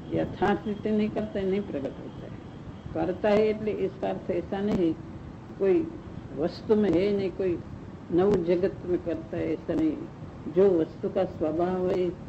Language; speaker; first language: Hindi; non-native, local second language; Gujarati